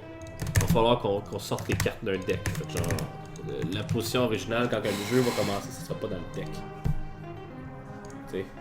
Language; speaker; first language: French; native; French